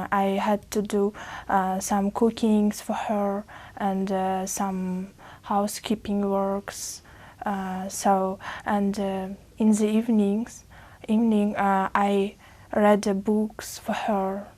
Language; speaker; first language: English; non-native, learner; Uzbek